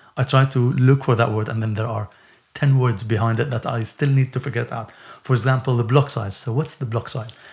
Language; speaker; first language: English; non-native, fluent; Arabic